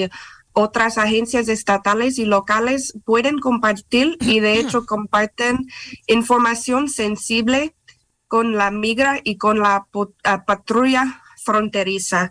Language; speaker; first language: Spanish; non-native, fluent; English